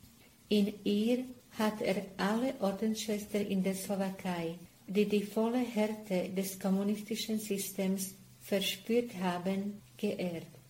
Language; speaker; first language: German; non-native, fluent; Slovak